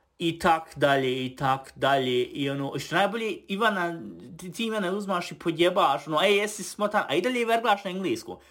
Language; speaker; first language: Bosnian; early bilingual, heritage; Bosnian